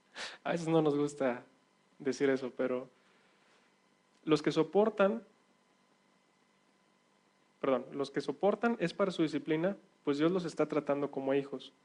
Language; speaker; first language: Spanish; native; Spanish